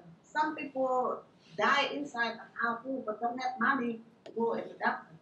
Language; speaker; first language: English; non-native, learner; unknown